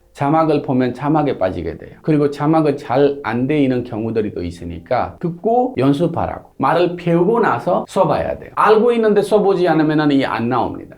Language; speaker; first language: Korean; non-native, fluent; Hindi